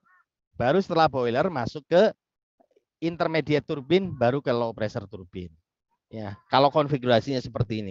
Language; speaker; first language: Indonesian; native; Indonesian